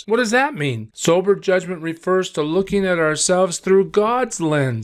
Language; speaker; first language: English; native; English